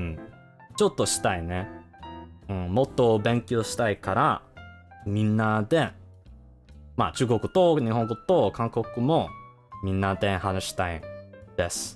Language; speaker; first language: Japanese; non-native, learner; English